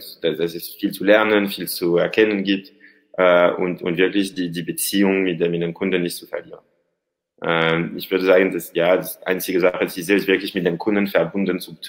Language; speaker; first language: German; non-native, learner; French